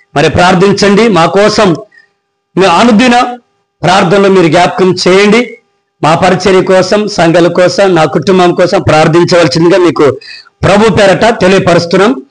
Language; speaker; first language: Telugu; non-native, local second language; Koya